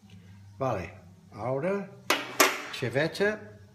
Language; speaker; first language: Spanish; non-native, learner; English